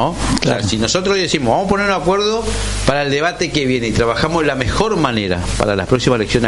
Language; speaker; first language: Spanish; native; Spanish